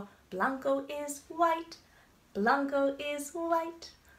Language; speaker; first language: English; native; English